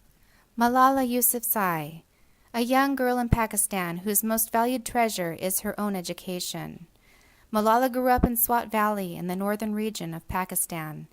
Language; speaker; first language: English; native; English